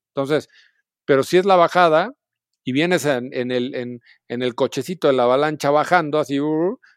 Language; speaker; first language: Spanish; native; Spanish